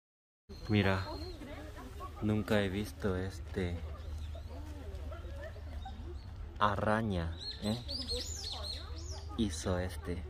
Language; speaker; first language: Spanish; non-native, fluent; Korean